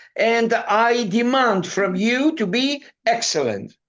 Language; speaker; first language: English; non-native, fluent; Greek